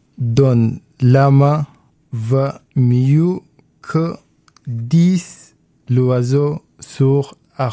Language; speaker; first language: French; non-native, learner; Arabic